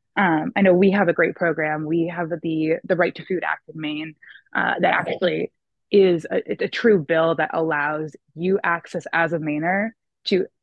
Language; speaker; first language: English; native; English